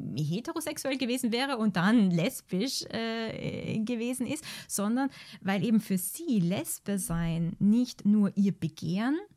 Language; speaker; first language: German; native; German